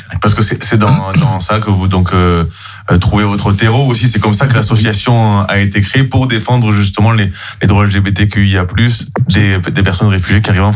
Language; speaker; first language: French; native; French